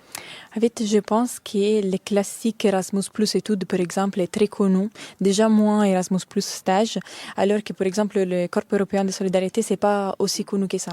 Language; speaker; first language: French; non-native, fluent; Italian